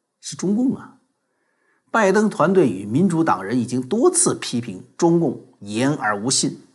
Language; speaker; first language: Chinese; native; Chinese